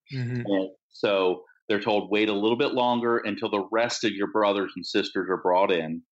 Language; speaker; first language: English; native; English